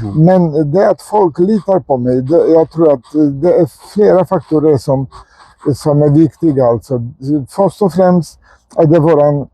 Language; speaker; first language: Swedish; non-native, fluent; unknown